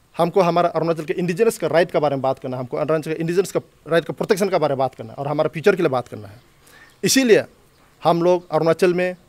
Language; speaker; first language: Hindi; non-native, local second language; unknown